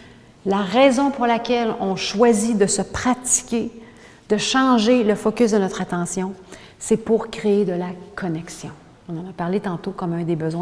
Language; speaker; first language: French; native; French